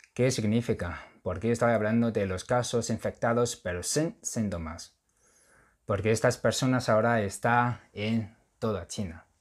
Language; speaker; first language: Spanish; non-native, fluent; Chinese